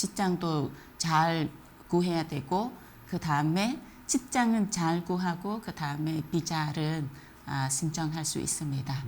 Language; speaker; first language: Korean; non-native, fluent; Vietnamese